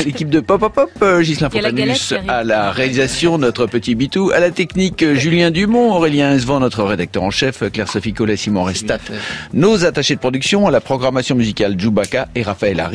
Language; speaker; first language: French; native; French